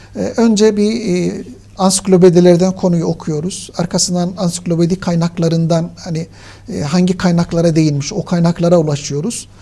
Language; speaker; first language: Turkish; native; Turkish